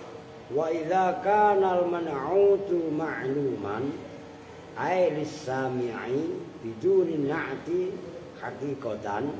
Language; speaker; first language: Arabic; non-native, fluent; Indonesian